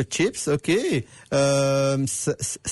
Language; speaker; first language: French; native; French